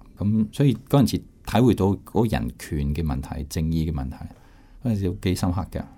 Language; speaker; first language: Cantonese; non-native, fluent; French